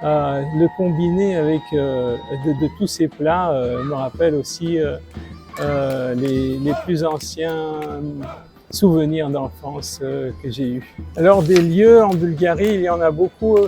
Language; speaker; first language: French; non-native, fluent; Bulgarian